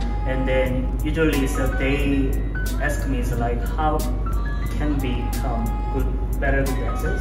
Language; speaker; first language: English; non-native, learner; Korean